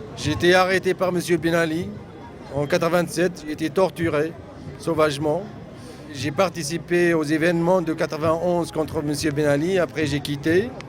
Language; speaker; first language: French; non-native, local second language; Arabic